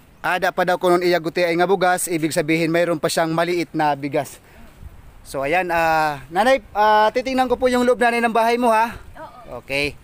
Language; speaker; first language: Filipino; non-native, local second language; Waray